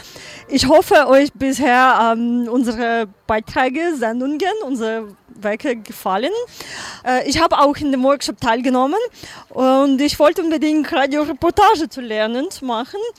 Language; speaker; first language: German; non-native, learner; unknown